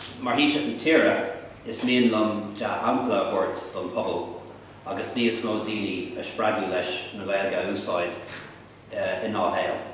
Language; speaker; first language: Irish; non-native, local second language; English